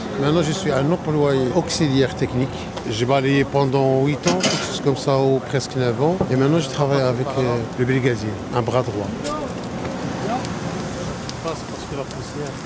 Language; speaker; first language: French; native; French